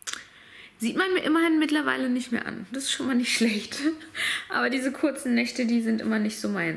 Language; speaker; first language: German; native; German